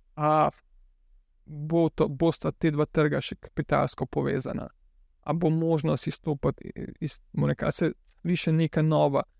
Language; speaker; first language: Slovenian; native; Slovenian